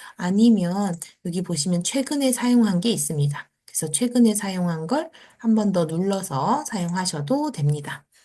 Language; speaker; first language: Korean; native; Korean